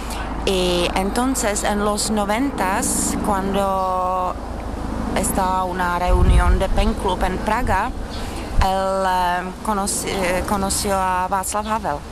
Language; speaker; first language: Spanish; non-native, fluent; Czech